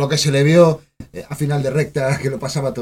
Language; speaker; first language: Spanish; native; Spanish